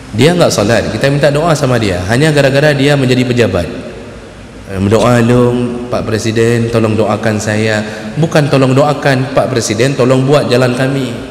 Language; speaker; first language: Malay; non-native, local second language; Achinese